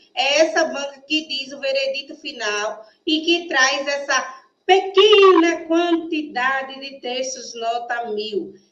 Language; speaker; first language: Portuguese; native; Portuguese